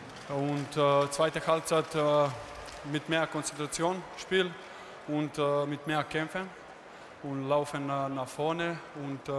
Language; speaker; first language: German; non-native, learner; Macedonian